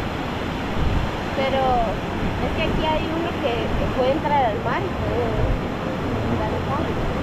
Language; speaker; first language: Spanish; native; Spanish